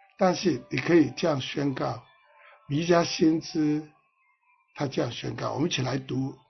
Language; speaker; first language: Chinese; non-native, local second language; Cantonese